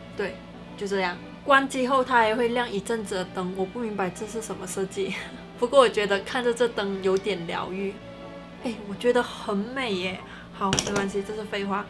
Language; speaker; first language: Chinese; native; Chinese